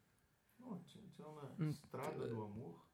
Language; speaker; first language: Italian; non-native, fluent; Portuguese